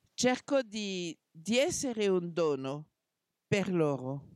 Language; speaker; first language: Italian; non-native, fluent; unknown